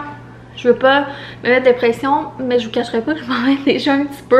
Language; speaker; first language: French; native; French